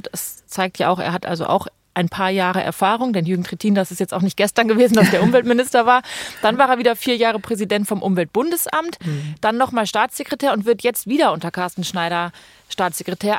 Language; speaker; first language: German; native; German